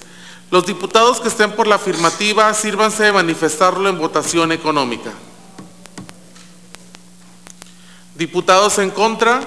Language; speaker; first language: Spanish; native; Spanish